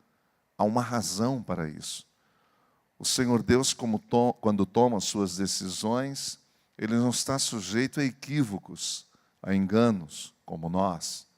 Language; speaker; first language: Portuguese; native; Portuguese